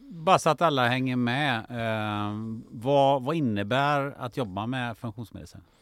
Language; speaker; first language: Swedish; early bilingual, other home language; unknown